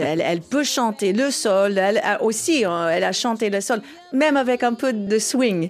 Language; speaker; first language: French; non-native, fluent; English